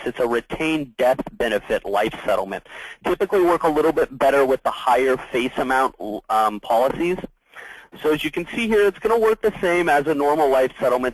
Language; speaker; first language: English; native; English